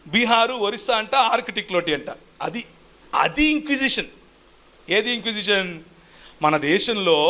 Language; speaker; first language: Telugu; native; Telugu